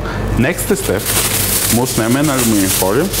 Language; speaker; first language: German; non-native, learner; Greek